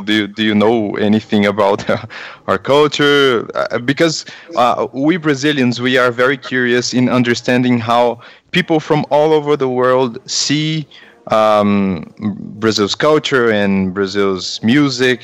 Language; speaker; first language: English; non-native, fluent; Portuguese